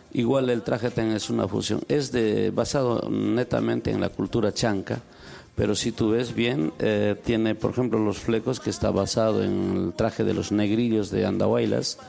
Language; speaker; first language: Spanish; non-native, local second language; Quechua